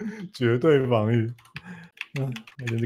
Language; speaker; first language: Chinese; native; Chinese